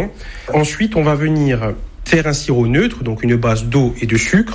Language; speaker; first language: French; native; French